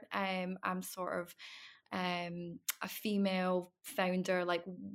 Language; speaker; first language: English; native; English